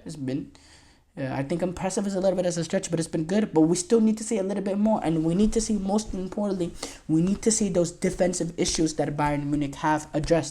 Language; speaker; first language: English; native; English